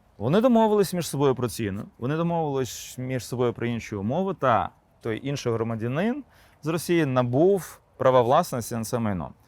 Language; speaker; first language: Ukrainian; non-native, local second language; Crimean Tatar